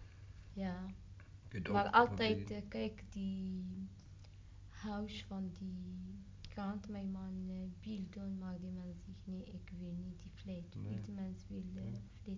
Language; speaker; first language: Dutch; non-native, learner; Arabic